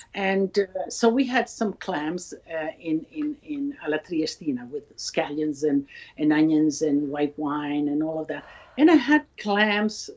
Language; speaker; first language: English; non-native, fluent; Italian